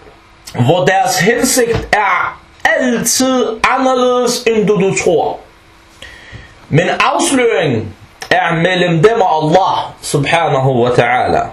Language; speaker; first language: Danish; early bilingual, other home language; Arabic